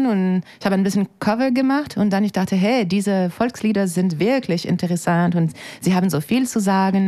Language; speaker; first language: German; non-native, fluent; French